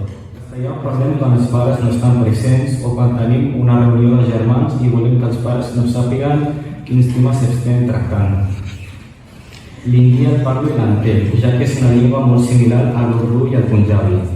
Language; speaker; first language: Catalan; early bilingual, other home language; Urdu